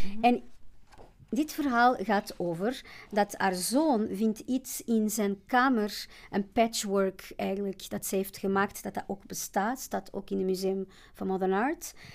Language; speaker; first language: Dutch; non-native, fluent; Portuguese